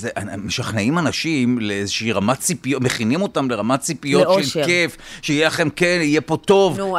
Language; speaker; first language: Hebrew; native; Hebrew